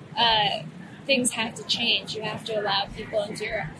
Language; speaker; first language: English; native; English